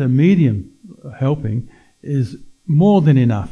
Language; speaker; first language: English; native; English